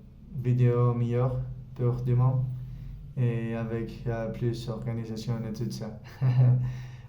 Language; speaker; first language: French; non-native, learner; Spanish